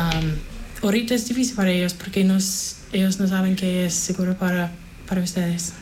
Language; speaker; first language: Spanish; non-native, fluent; English